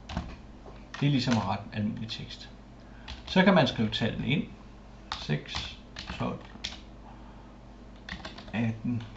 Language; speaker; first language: Danish; native; Danish